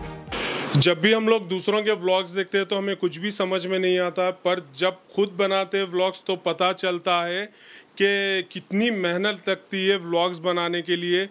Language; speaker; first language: Hindi; native; Hindi